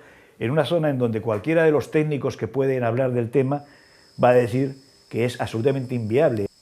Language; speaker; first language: Spanish; native; Spanish